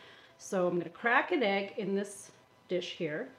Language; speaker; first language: English; native; English